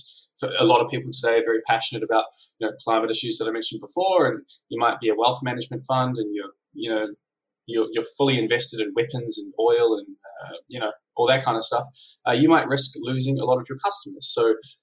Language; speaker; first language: English; native; English